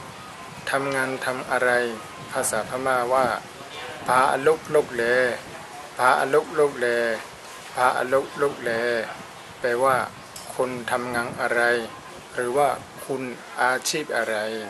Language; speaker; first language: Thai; non-native, fluent; Burmese